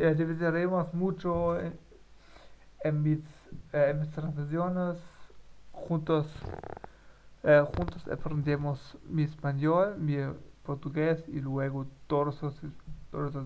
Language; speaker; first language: Spanish; non-native, learner; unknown